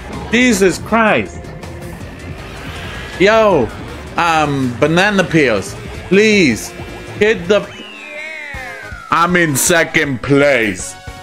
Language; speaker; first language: English; early bilingual, other home language; Spanish